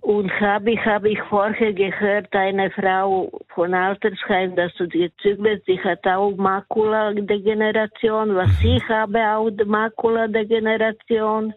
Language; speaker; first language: German; non-native, learner; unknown